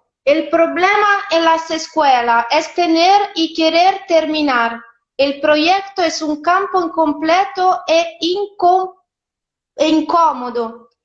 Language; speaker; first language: Spanish; non-native, fluent; Italian